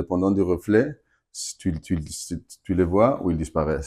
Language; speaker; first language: French; non-native, fluent; Spanish